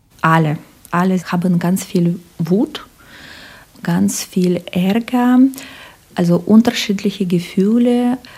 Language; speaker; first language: German; non-native, fluent; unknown